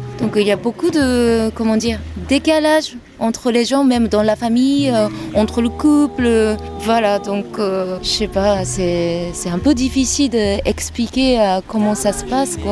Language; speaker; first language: French; non-native, learner; Japanese